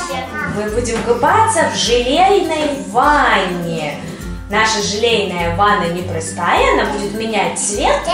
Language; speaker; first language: Russian; native; Russian